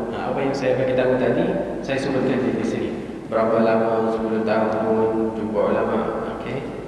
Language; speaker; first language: Malay; non-native, fluent; Arabic